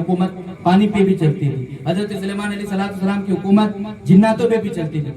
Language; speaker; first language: Urdu; native; Urdu